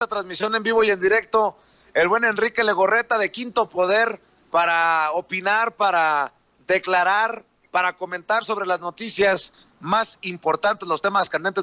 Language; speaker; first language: Spanish; native; Spanish